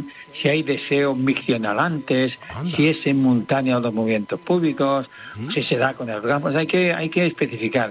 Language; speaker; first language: Spanish; native; Spanish